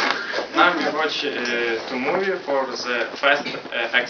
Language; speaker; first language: English; non-native, learner; Ukrainian